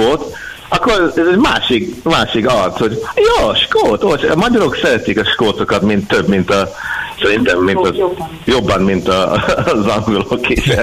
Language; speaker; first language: Hungarian; non-native, learner; English